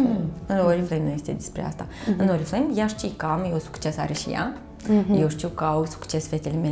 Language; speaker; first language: Romanian; native; Romanian